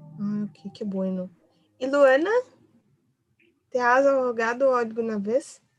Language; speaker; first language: Spanish; non-native, learner; Portuguese